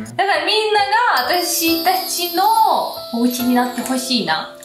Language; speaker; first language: Japanese; early bilingual, other home language; Russian